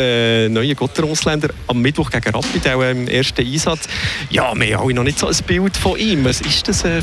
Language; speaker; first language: German; native; German